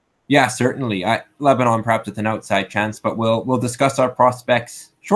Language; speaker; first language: English; native; English